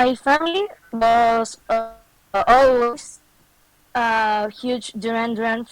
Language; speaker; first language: English; non-native, fluent; Spanish